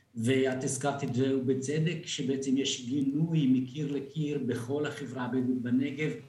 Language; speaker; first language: Hebrew; non-native, local second language; Arabic